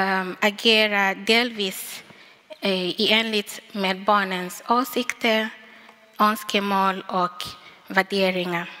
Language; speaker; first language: Swedish; non-native, fluent; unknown